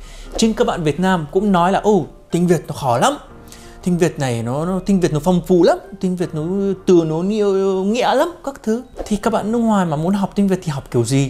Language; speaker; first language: Vietnamese; non-native, fluent; Arabic